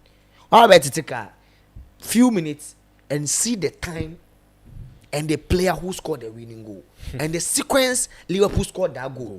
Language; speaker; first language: English; non-native, local second language; Akan